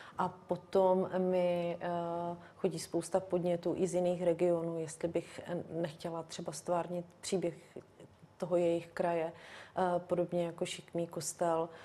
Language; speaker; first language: Czech; native; Czech